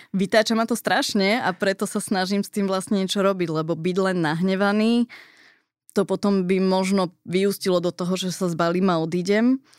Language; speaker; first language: Slovak; early bilingual, heritage; Slovak